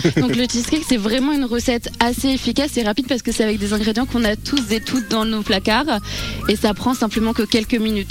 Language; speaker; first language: French; native; French